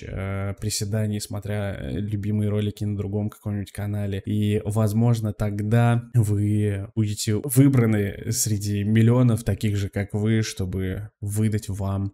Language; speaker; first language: Russian; native; Russian